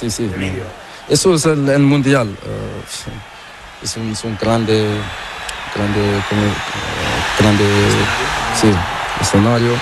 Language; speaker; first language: Spanish; non-native, learner; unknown